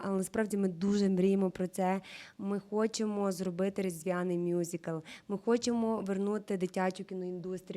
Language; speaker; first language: Ukrainian; native; Ukrainian